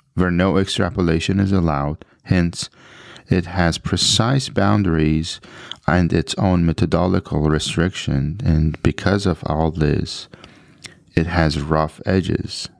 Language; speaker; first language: English; non-native, fluent; Persian